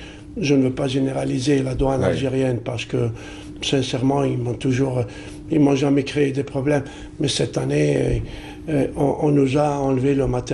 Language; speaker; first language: French; non-native, local second language; Arabic